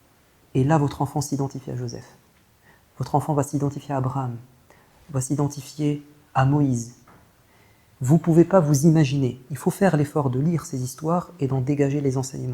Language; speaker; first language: French; native; French